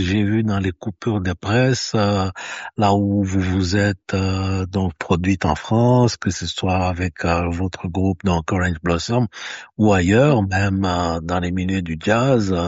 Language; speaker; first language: French; native; French